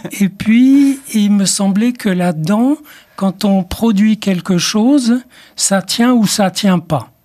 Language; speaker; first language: French; non-native, local second language; Arabic